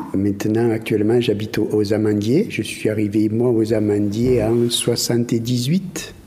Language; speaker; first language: French; native; French